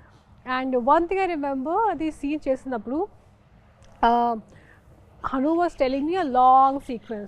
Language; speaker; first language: Telugu; non-native, local second language; Hindi